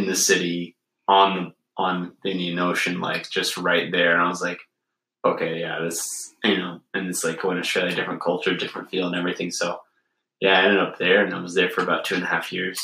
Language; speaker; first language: English; native; English